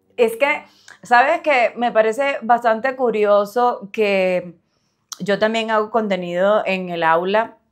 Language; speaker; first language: Spanish; native; Spanish